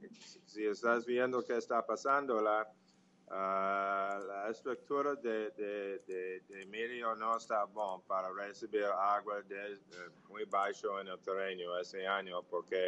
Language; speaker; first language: Portuguese; non-native, fluent; English